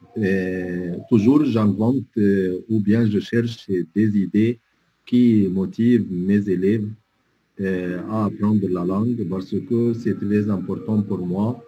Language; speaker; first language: French; non-native, fluent; Arabic